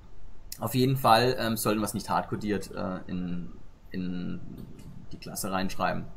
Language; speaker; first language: German; native; German